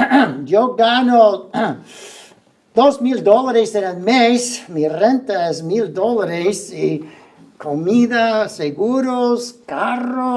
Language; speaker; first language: Spanish; non-native, fluent; English